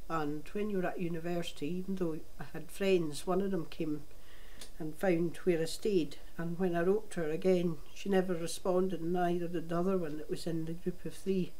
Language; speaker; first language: English; native; English